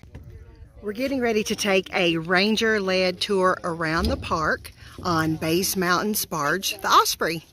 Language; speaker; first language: English; native; English